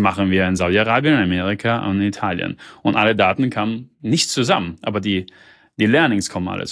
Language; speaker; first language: German; early bilingual, heritage; German